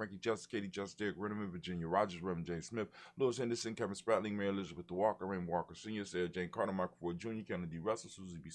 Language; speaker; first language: English; native; English